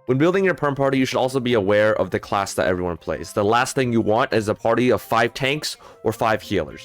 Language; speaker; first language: English; native; English